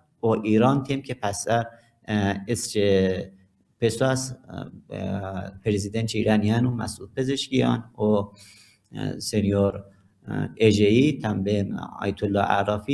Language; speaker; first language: Portuguese; non-native, learner; Persian